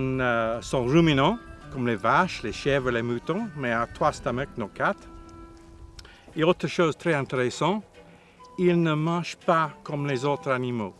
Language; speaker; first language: French; non-native, learner; English